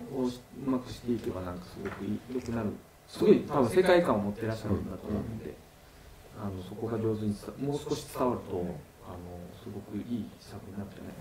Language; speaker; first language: Japanese; native; Japanese